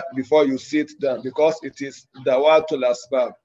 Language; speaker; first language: English; non-native, local second language; Yoruba